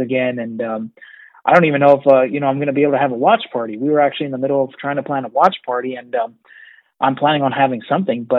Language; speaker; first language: English; native; English